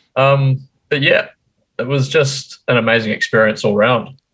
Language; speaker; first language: English; native; English